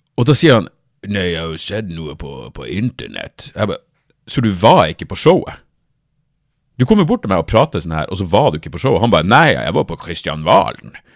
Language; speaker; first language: Norwegian; native; Norwegian